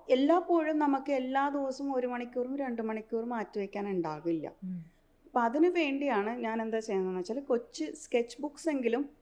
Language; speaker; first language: Malayalam; early bilingual, heritage; Malayalam